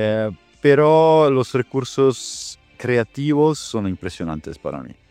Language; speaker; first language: Spanish; non-native, fluent; Italian